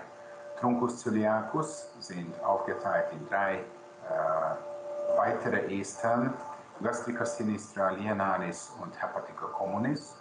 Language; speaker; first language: German; non-native, local second language; Hungarian